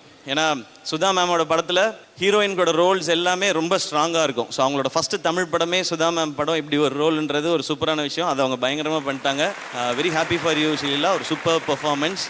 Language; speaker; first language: Tamil; native; Tamil